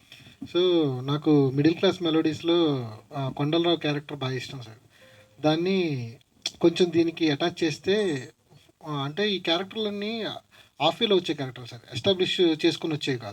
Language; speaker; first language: Telugu; native; Telugu